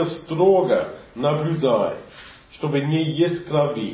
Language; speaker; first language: Russian; non-native, fluent; English